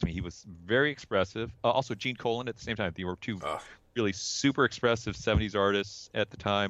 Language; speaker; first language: English; native; English